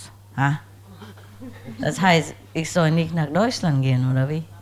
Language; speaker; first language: German; non-native, learner; Vietnamese